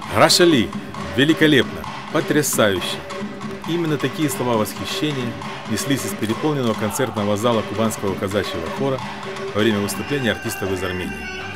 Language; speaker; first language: Russian; native; Russian